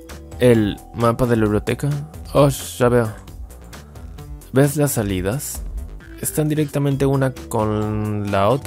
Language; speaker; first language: Spanish; native; Spanish